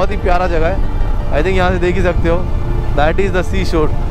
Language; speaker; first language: Hindi; non-native, local second language; Odia